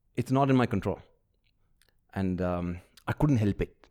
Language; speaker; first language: English; early bilingual, other home language; Malayalam